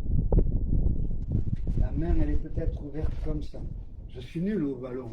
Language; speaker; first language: French; native; French